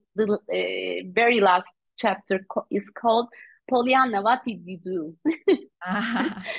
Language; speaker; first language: English; non-native, fluent; Turkish